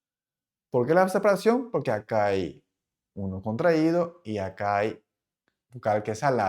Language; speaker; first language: Spanish; non-native, fluent; Japanese